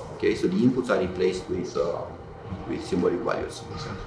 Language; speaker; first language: English; non-native, fluent; Romanian